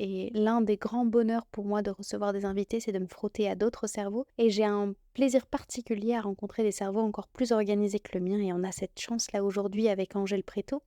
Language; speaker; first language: French; native; French